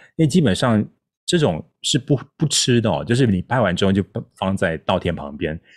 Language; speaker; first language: Chinese; non-native, local second language; Min Nan Chinese